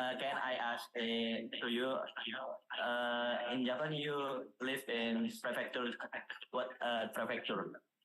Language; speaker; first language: English; non-native, learner; Indonesian